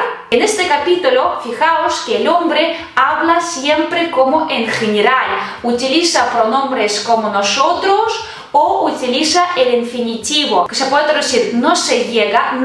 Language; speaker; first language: Spanish; non-native, fluent; Russian